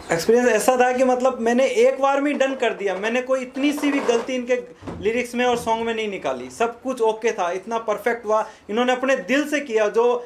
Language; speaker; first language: Hindi; native; Hindi